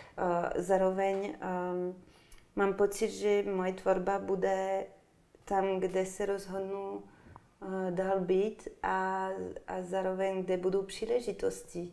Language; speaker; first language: Czech; non-native, fluent; French